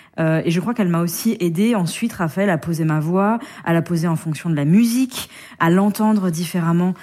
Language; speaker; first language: French; native; French